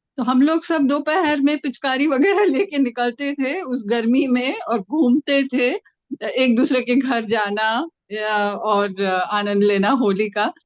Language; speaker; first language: Hindi; non-native, local second language; Tamil